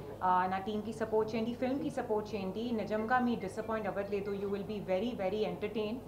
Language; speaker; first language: Telugu; non-native, learner; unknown